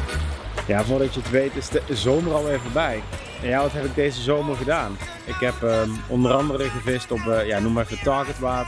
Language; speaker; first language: Dutch; native; Dutch